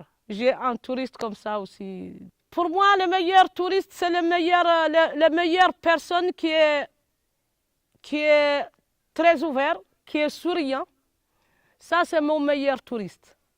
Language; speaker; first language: French; non-native, local second language; Arabic